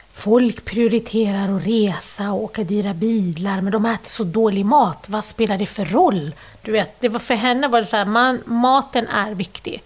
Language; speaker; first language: Swedish; early bilingual, other home language; Arabic